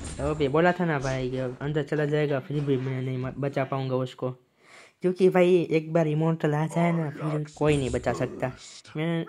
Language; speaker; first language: Hindi; non-native, local second language; Gujarati